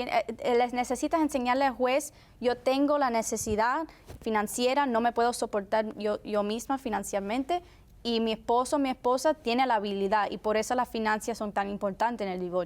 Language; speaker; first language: Spanish; early bilingual, heritage; Spanish